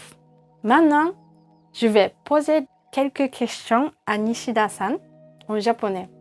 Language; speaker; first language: French; non-native, fluent; Japanese